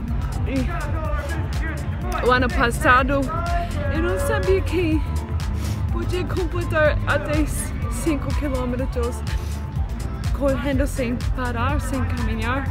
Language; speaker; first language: Portuguese; non-native, fluent; English